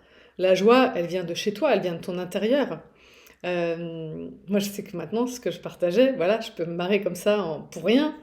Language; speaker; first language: French; native; French